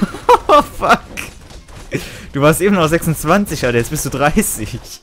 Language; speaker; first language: German; native; German